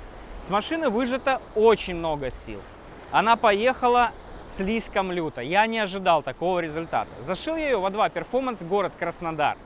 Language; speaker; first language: Russian; native; Russian